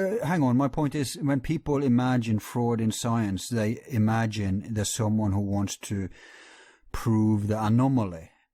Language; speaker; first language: English; non-native, fluent; Norwegian